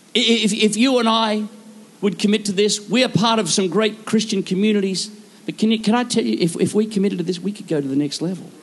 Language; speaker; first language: English; native; English